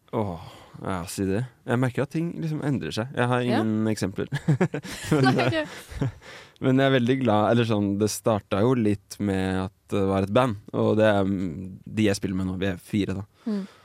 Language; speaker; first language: Norwegian; native; Norwegian